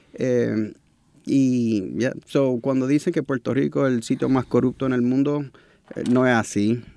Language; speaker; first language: Spanish; early bilingual, heritage; Spanish